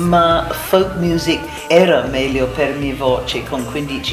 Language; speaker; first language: Italian; non-native, learner; English